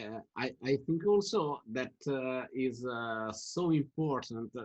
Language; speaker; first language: English; non-native, fluent; Italian